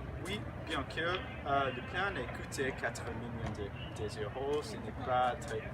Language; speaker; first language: French; non-native, learner; English